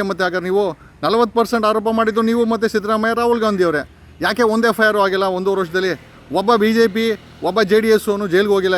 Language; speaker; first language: Kannada; native; Kannada